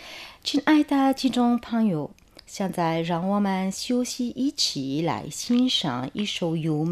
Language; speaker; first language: Chinese; non-native, fluent; Arabic